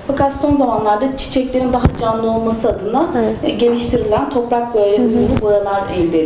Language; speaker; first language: Turkish; native; Turkish